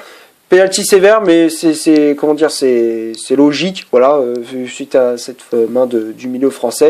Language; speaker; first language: French; native; French